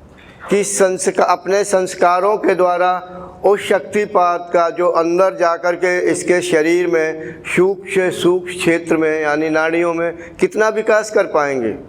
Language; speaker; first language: Hindi; native; Hindi